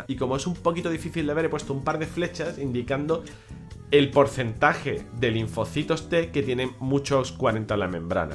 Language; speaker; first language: Spanish; native; Spanish